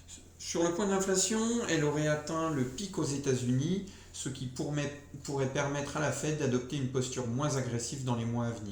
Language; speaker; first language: French; native; French